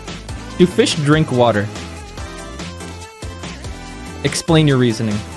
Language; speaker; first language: English; native; English